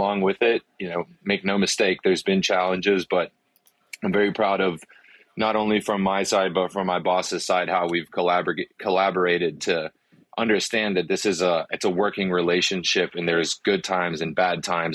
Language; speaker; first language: English; early bilingual, other home language; Afrikaans